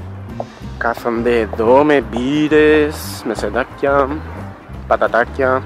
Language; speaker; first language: Greek; non-native, learner; Spanish